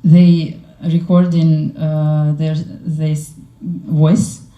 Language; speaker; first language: English; non-native, learner; Ukrainian